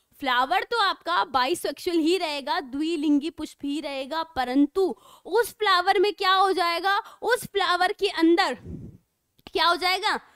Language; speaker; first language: Hindi; native; Hindi